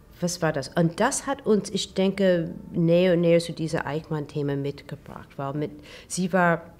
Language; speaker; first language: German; non-native, learner; English